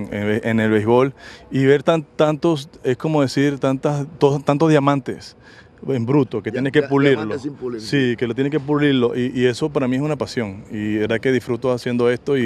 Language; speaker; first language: Spanish; native; Spanish